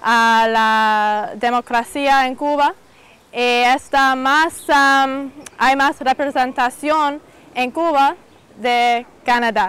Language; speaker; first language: Spanish; non-native, learner; English